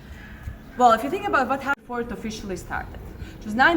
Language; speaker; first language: English; non-native, fluent; Latvian